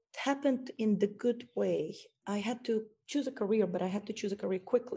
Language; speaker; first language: English; non-native, fluent; Ukrainian